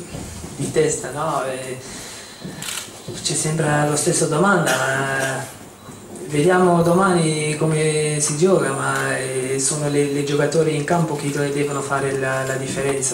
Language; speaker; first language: Italian; non-native, fluent; Dutch